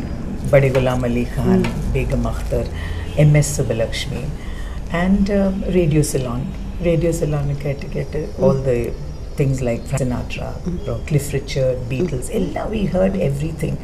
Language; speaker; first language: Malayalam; non-native, local second language; English